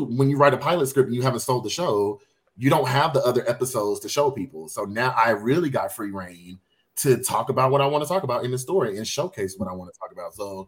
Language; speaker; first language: English; native; English